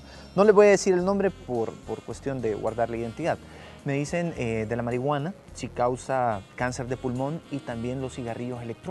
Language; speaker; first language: Spanish; native; Spanish